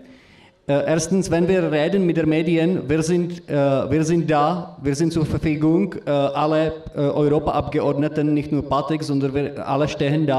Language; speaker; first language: German; non-native, learner; Czech